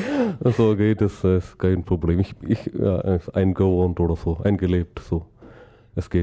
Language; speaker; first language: German; non-native, learner; Malayalam